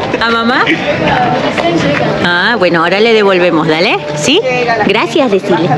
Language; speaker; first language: Spanish; native; Spanish